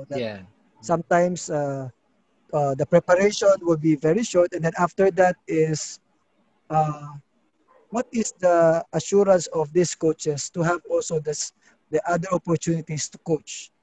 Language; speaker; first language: English; non-native, local second language; Filipino